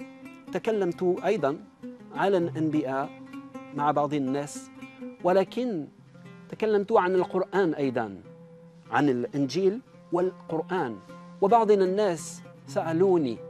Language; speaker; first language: Arabic; non-native, fluent; French